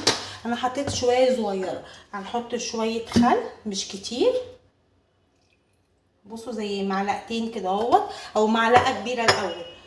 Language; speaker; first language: Arabic; native; Arabic